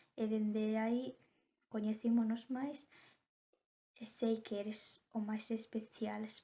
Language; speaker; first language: Galician; early bilingual, other home language; Indonesian